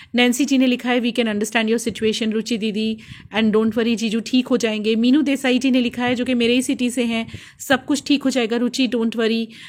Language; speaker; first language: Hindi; native; Hindi